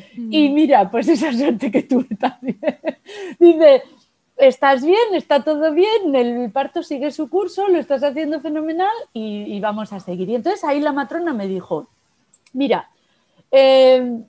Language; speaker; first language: Spanish; native; Spanish